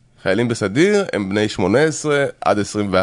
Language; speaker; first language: Hebrew; native; Hebrew